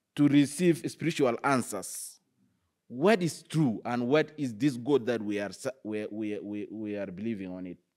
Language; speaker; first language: English; non-native, fluent; Arabic